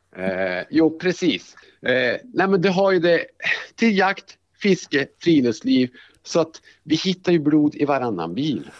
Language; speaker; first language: Swedish; native; Swedish